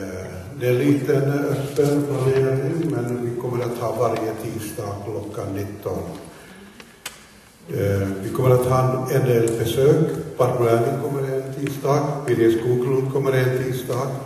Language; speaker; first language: Swedish; non-native, fluent; Finnish